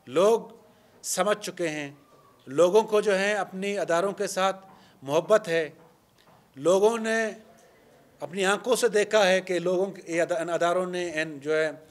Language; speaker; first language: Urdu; non-native, local second language; Baluchi